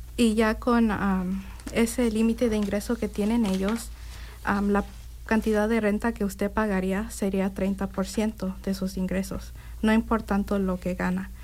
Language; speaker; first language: Spanish; early bilingual, heritage; Spanish